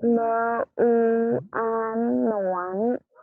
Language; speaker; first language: Chinese; non-native, learner; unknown